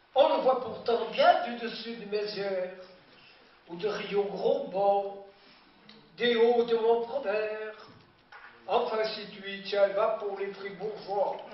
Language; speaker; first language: French; native; French